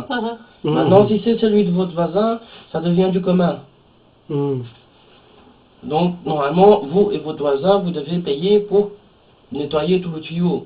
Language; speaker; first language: French; native; French